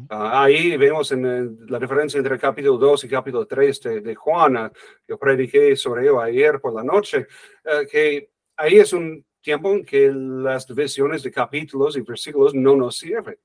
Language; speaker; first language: Spanish; non-native, fluent; English